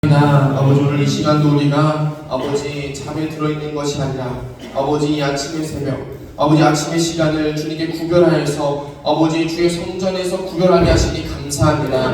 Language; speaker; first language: Korean; native; Korean